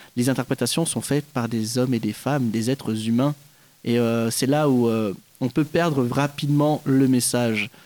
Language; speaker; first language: French; native; French